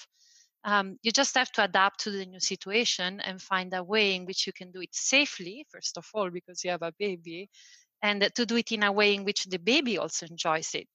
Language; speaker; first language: English; non-native, fluent; Italian